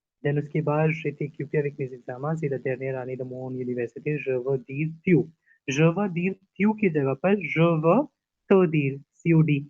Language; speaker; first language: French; non-native, fluent; Hindi